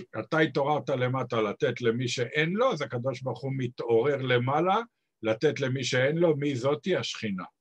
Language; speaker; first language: Hebrew; native; Hebrew